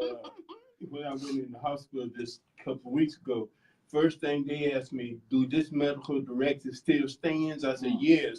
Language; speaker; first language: English; native; English